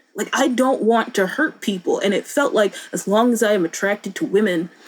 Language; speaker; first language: English; native; English